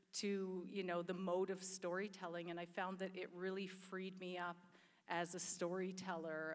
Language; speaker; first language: English; native; English